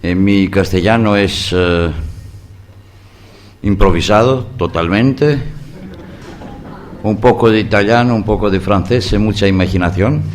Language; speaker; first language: Spanish; non-native, learner; Greek